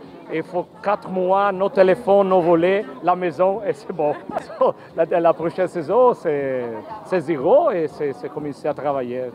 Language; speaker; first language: French; non-native, learner; Italian